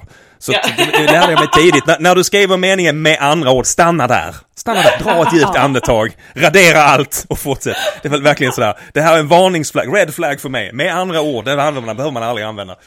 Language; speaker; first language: Swedish; native; Swedish